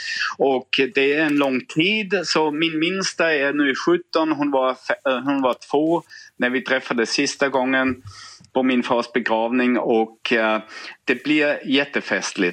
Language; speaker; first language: Swedish; non-native, fluent; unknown